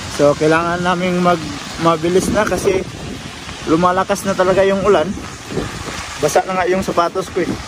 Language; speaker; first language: Filipino; non-native, local second language; Cebuano